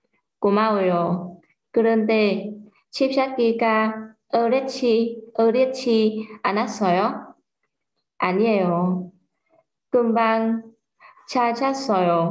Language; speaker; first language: Korean; non-native, learner; Vietnamese